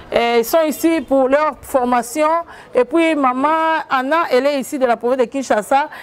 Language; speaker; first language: French; non-native, local second language; Lingala